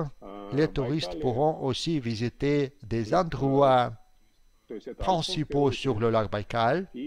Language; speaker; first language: French; non-native, fluent; Russian